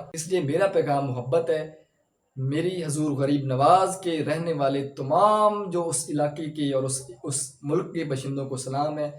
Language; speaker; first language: Urdu; non-native, local second language; Punjabi